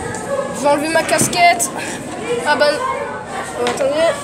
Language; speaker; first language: French; native; French